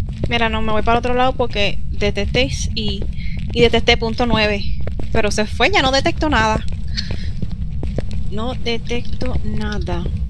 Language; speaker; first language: Spanish; native; Spanish